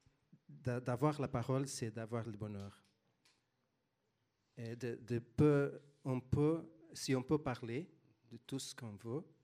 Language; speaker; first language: French; non-native, fluent; Portuguese